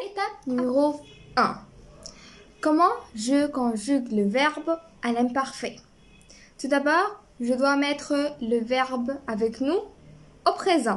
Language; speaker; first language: French; non-native, fluent; Arabic